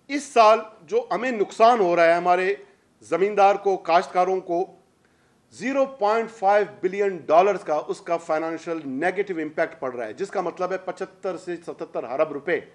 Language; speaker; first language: Urdu; non-native, local second language; Baluchi